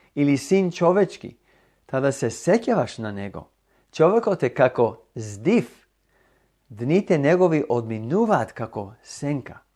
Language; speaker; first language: Macedonian; non-native, fluent; English